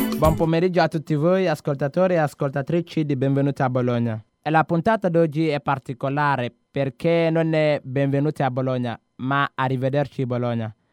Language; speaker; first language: Italian; non-native, fluent; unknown